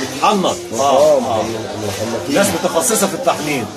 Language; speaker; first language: Arabic; native; Arabic